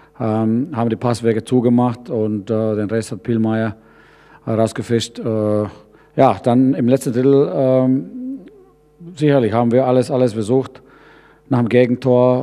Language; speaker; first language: German; non-native, fluent; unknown